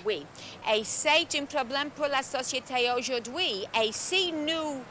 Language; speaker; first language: French; non-native, learner; English